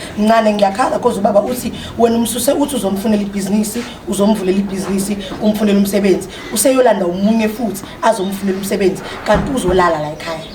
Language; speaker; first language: Zulu; non-native, local second language; Swati